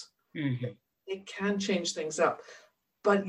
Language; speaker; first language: English; native; English